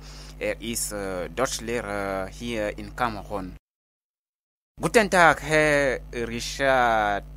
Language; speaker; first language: German; non-native, fluent; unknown